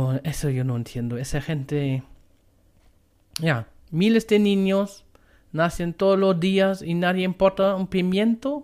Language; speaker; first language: Spanish; non-native, fluent; German